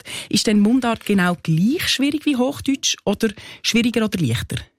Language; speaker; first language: German; native; German